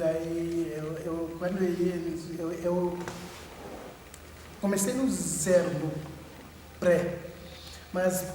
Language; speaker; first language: Portuguese; non-native, local second language; Upper Guinea Crioulo